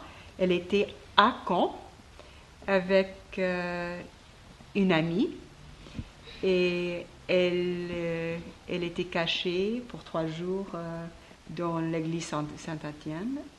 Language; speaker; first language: French; non-native, learner; English